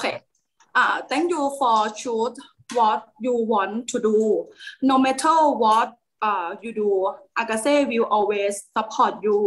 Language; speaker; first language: English; non-native, learner; Thai